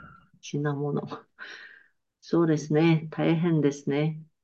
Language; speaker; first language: Japanese; non-native, learner; Chinese